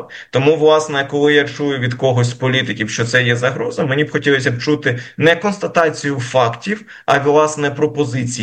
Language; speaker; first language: Ukrainian; native; Ukrainian